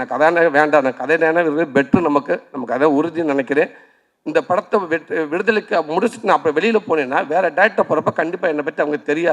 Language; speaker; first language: Tamil; native; Tamil